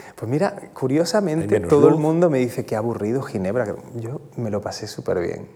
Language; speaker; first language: Spanish; native; Spanish